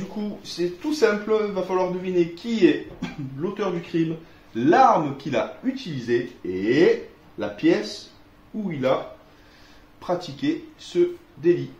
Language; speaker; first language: French; native; French